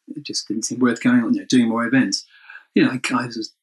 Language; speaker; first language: English; native; English